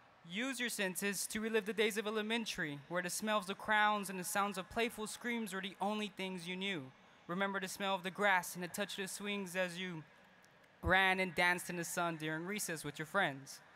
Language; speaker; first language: English; early bilingual, other home language; Spanish